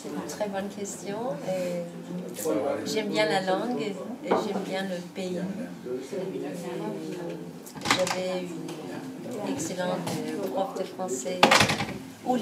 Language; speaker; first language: French; non-native, fluent; Danish